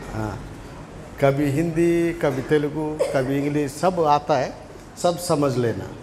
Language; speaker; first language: Hindi; non-native, local second language; Telugu